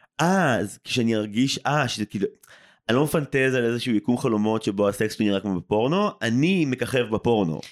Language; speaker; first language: Hebrew; native; Hebrew